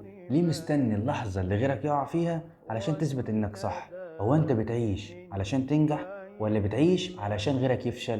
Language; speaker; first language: Arabic; native; Arabic